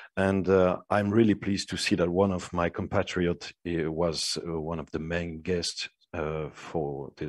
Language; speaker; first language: English; non-native, fluent; French